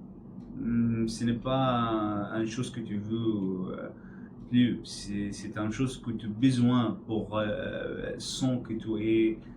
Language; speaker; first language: French; non-native, learner; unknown